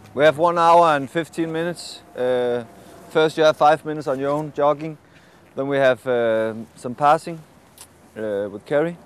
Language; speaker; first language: English; non-native, fluent; Danish